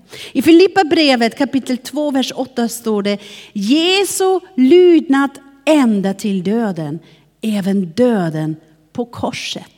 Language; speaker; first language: Swedish; non-native, fluent; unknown